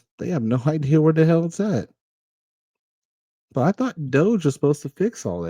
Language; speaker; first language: English; native; English